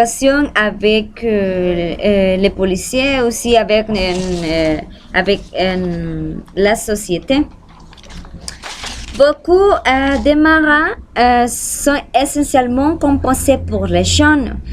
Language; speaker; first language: French; non-native, learner; Spanish